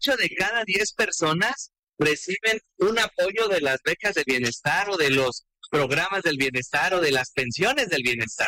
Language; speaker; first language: Spanish; native; Spanish